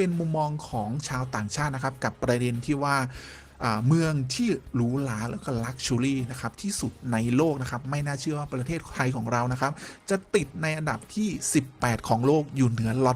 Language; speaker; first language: Thai; native; Thai